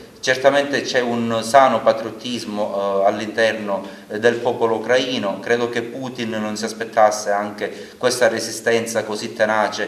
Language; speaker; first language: Italian; native; Italian